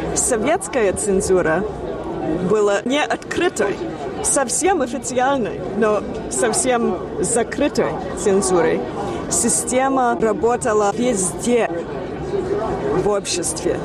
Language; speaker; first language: Russian; non-native, fluent; English